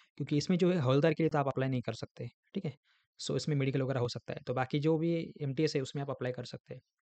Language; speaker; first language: Hindi; non-native, local second language; Marathi